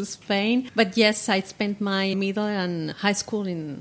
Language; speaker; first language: English; non-native, fluent; Spanish